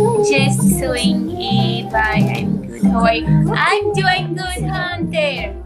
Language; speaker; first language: English; non-native, learner; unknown